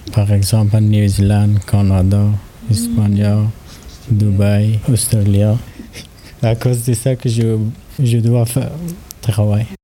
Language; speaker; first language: French; non-native, learner; Persian